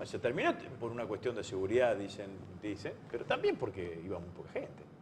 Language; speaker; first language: Spanish; native; Spanish